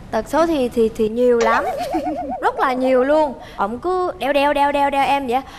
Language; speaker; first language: Vietnamese; early bilingual, heritage; Vietnamese